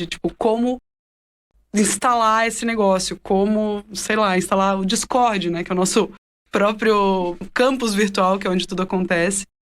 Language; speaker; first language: Portuguese; native; Portuguese